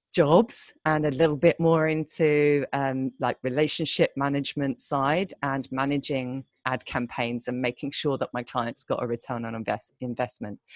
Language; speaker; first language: English; native; English